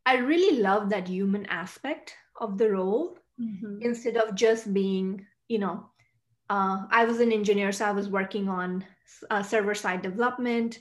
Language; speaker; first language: English; non-native, local second language; Hindi